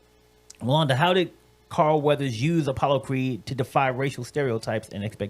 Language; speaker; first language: English; native; English